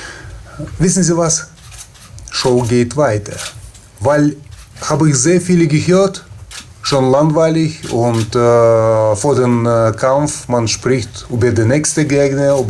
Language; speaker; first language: German; non-native, fluent; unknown